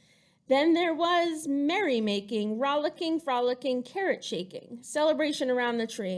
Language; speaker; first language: English; native; English